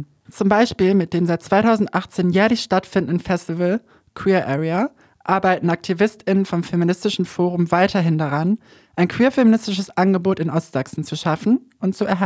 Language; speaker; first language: German; native; German